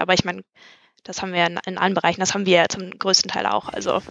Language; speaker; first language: German; native; German